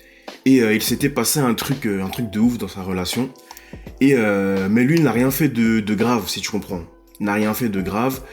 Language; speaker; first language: French; native; French